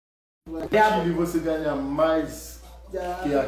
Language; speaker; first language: Portuguese; non-native, learner; Haitian Creole